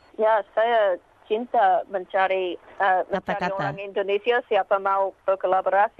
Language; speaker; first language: Indonesian; non-native, learner; English